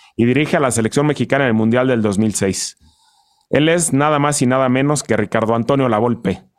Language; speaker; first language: Spanish; native; Spanish